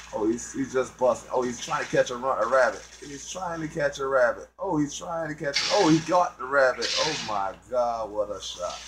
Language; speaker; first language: English; native; English